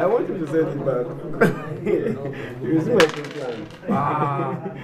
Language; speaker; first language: English; non-native, fluent; Greek